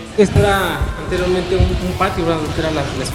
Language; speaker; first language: Spanish; native; Spanish